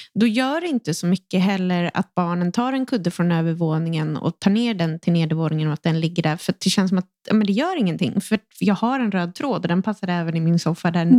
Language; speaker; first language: Swedish; native; Swedish